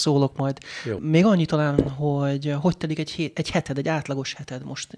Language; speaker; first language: Hungarian; native; Hungarian